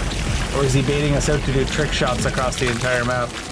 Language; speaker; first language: English; native; English